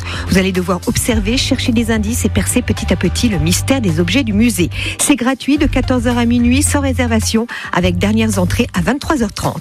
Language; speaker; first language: French; native; French